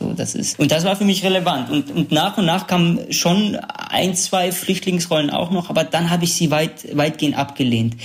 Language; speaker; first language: German; early bilingual, other home language; Kurdish